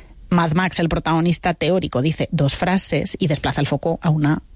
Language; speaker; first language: Spanish; native; Spanish